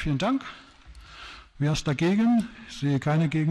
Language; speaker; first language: German; native; German